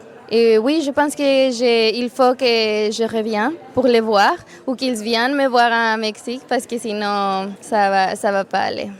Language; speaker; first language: French; non-native, fluent; Spanish